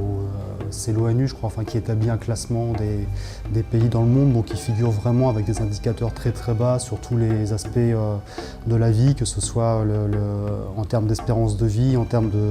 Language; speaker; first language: French; native; French